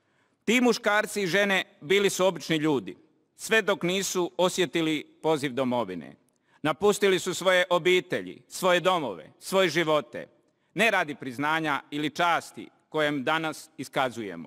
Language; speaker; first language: Bosnian; native; Bosnian